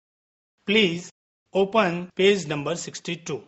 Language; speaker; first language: English; non-native, local second language; Gujarati